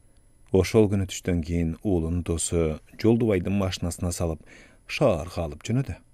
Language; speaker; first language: Kyrgyz; native; Kyrgyz